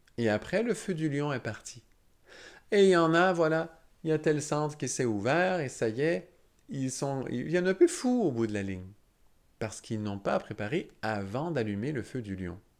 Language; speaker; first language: French; native; French